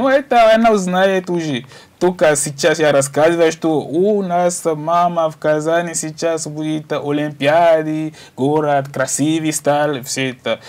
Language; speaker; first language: Russian; non-native, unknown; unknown